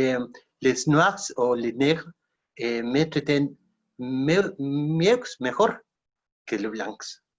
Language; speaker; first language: French; non-native, learner; Spanish